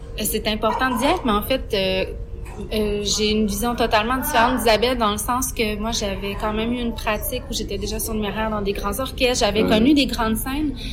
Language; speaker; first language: French; native; French